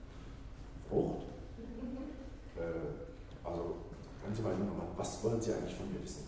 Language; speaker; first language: German; native; German